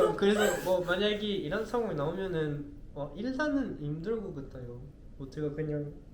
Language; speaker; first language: Korean; non-native, learner; French